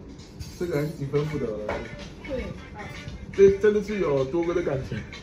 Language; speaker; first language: Chinese; non-native, fluent; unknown